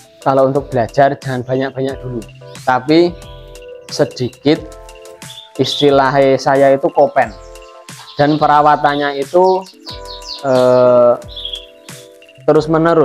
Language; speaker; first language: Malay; non-native, local second language; Javanese